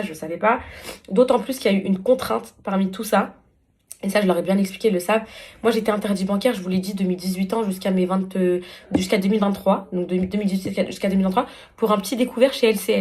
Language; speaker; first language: French; native; French